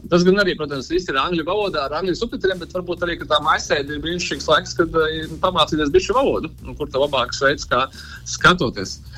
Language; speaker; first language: Latvian; non-native, local second language; Russian